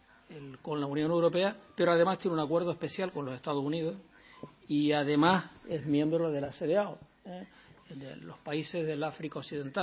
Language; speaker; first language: Spanish; native; Spanish